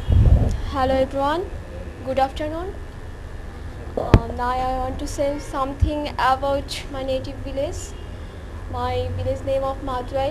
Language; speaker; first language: English; non-native, learner; Bangla